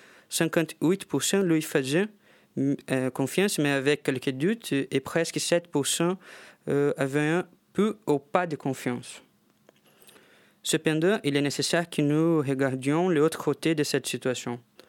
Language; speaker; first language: French; non-native, fluent; Portuguese